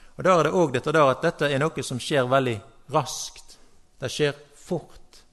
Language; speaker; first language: Norwegian; native; Norwegian